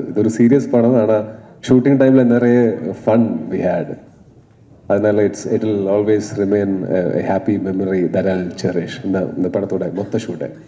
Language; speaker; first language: Tamil; non-native, learner; Malayalam